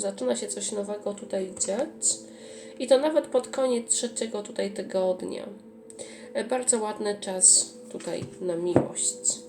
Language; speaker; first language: Polish; native; Polish